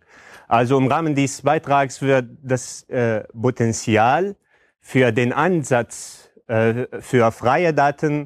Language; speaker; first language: German; non-native, fluent; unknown